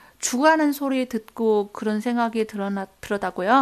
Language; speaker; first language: Korean; non-native, fluent; Chinese